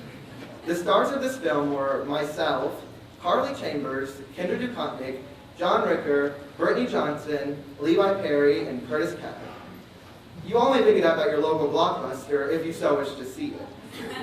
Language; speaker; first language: English; native; English